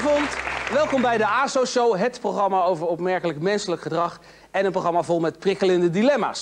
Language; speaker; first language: Dutch; native; Dutch